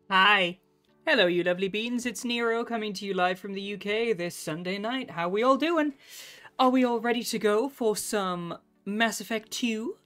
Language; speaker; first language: English; native; English